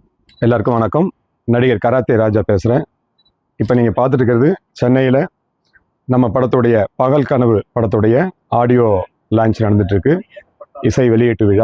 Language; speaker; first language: Tamil; native; Tamil